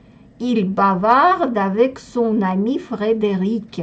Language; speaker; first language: French; non-native, fluent; Russian